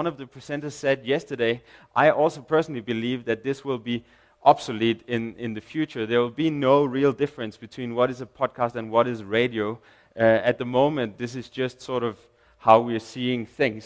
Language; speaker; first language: English; non-native, fluent; Danish